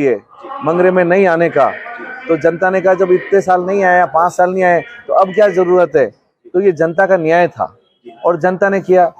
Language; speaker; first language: Hindi; non-native, local second language; Marwari